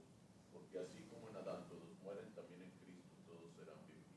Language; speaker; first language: Spanish; native; Spanish